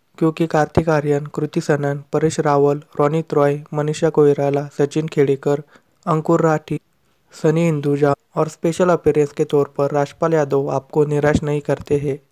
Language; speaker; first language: Hindi; native; Hindi